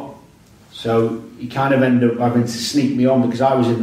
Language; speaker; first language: English; native; English